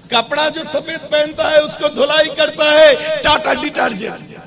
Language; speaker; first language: Hindi; non-native, local second language; Bangla